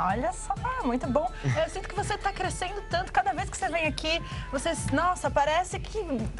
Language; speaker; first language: Portuguese; native; Portuguese